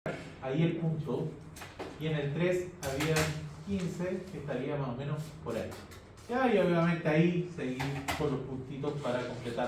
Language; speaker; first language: Spanish; native; Spanish